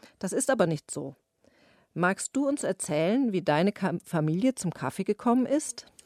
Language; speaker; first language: German; native; German